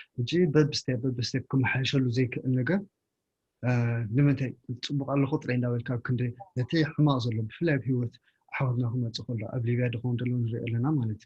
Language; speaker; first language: Tigrinya; native; Tigrinya